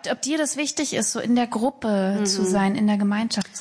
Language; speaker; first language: German; native; German